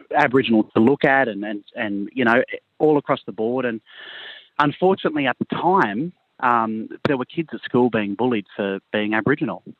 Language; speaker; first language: English; native; English